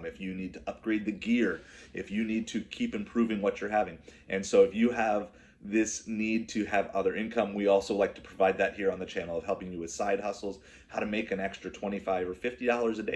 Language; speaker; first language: English; native; English